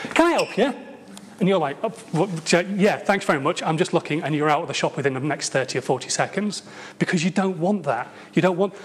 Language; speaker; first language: English; native; English